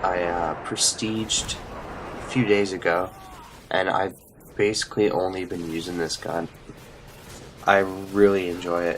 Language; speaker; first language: English; native; English